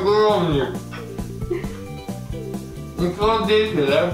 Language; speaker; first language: Russian; native; Russian